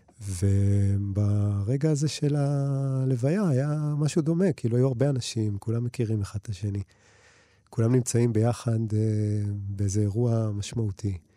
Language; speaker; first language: Hebrew; early bilingual, other home language; Russian